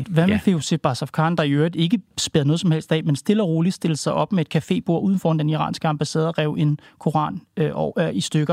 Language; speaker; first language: Danish; native; Danish